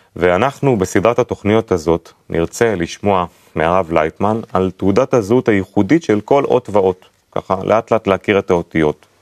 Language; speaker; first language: Hebrew; native; Hebrew